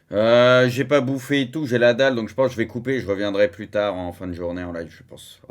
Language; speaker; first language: French; native; French